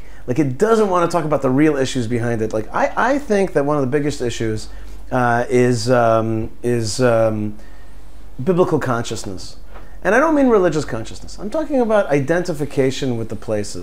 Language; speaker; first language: English; early bilingual, other home language; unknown